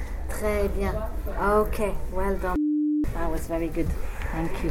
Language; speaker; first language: English; native; English